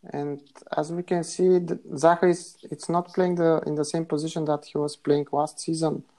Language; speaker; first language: English; non-native, fluent; Bulgarian